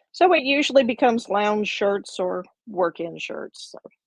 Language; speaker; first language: English; native; English